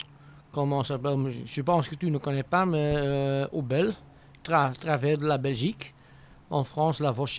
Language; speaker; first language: French; non-native, local second language; Dutch